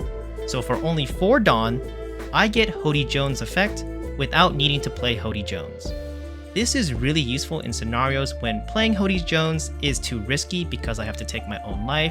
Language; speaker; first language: English; native; English